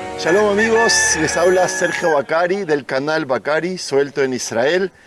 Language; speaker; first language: Spanish; native; Spanish